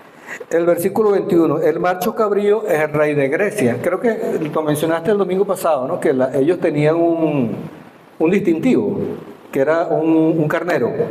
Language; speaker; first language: Spanish; native; Spanish